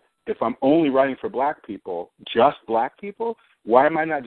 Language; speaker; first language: English; native; English